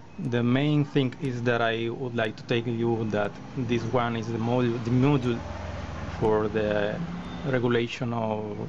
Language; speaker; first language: English; non-native, learner; Spanish